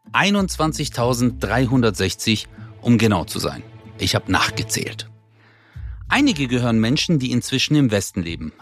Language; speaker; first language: German; early bilingual, other home language; Turkish